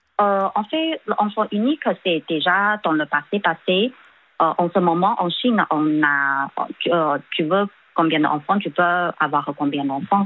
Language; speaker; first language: French; non-native, fluent; Chinese